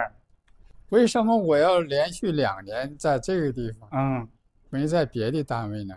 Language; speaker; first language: Chinese; native; Chinese